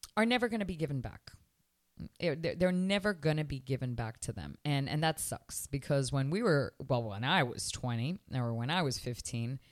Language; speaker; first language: English; early bilingual, other home language; Spanish